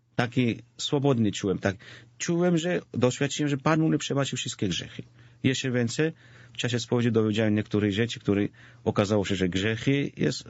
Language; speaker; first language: Polish; non-native, fluent; Georgian